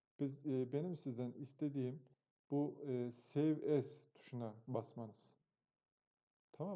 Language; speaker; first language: Turkish; native; Turkish